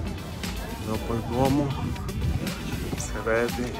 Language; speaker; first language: Italian; non-native, learner; Spanish